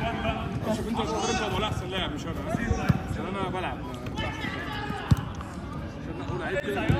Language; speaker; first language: Arabic; native; Arabic